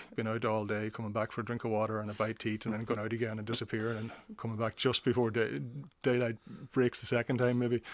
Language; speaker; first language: English; native; English